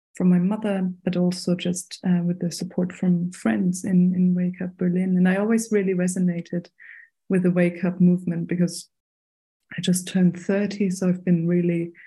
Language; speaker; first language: English; non-native, fluent; German